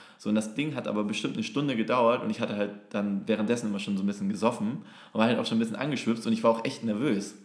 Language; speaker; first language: German; native; German